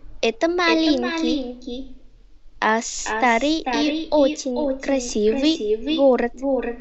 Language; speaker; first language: Russian; non-native, learner; Vietnamese